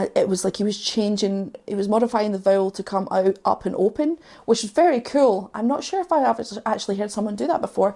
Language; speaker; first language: English; native; English